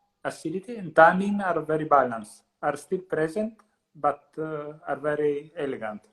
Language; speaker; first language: English; non-native, learner; Italian